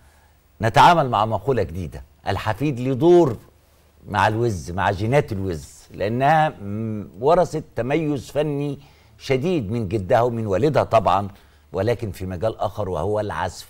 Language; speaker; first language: Arabic; native; Arabic